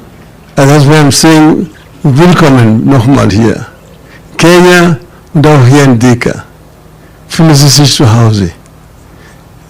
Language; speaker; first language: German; non-native, learner; Luo (Kenya and Tanzania)